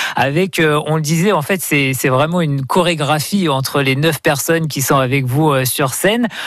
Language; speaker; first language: French; non-native, fluent; English